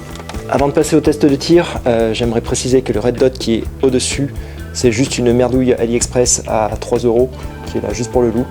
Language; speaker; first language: French; native; French